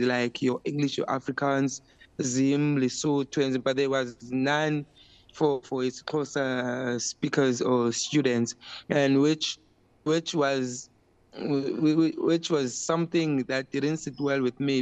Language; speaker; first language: English; non-native, local second language; Xhosa